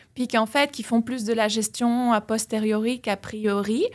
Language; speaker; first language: French; native; French